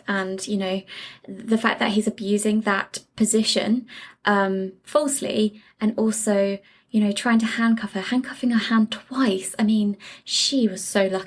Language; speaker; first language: English; native; English